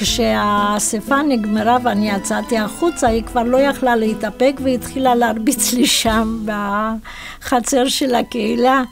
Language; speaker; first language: Hebrew; non-native, fluent; Romanian